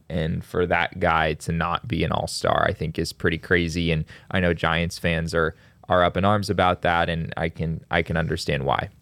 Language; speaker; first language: English; native; English